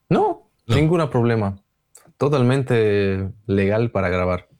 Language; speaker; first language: Spanish; non-native, fluent; Russian